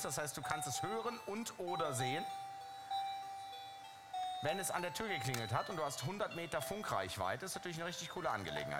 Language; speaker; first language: German; native; German